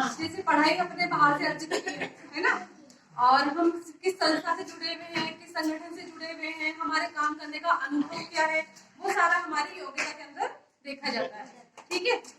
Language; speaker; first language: Hindi; native; Hindi